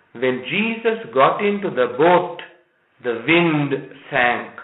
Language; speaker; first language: English; non-native, local second language; Sinhala